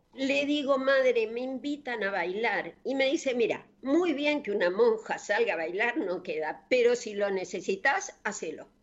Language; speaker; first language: Spanish; native; Spanish